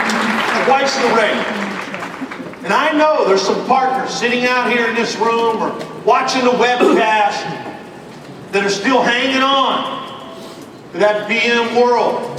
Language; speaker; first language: English; native; English